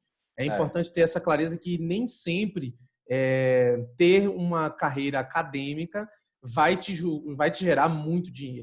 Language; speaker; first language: Portuguese; native; Portuguese